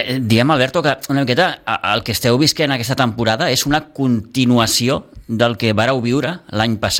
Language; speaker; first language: Catalan; native; Catalan